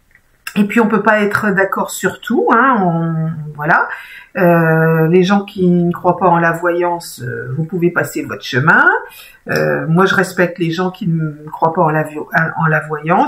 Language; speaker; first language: French; native; French